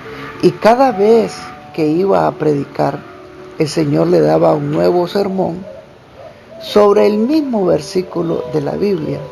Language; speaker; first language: Spanish; native; Spanish